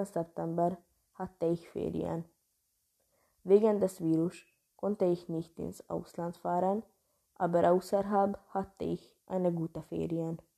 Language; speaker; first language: German; non-native, learner; Hungarian